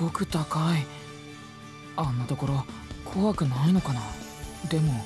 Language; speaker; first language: Japanese; native; Japanese